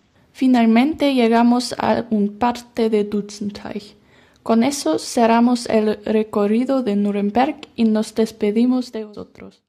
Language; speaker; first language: Spanish; non-native, learner; German